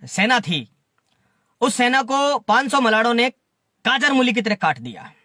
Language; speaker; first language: Hindi; native; Hindi